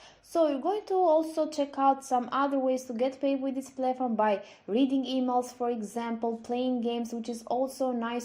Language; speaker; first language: English; non-native, fluent; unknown